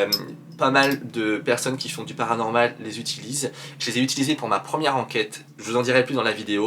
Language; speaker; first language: French; native; French